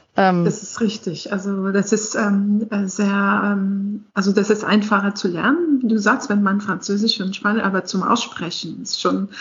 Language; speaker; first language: German; non-native, fluent; English